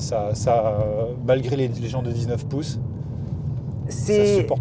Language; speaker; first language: French; native; French